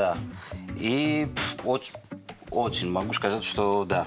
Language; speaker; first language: Russian; non-native, learner; Greek